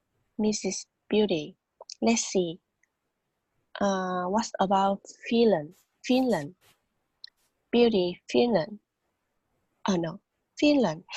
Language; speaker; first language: English; non-native, learner; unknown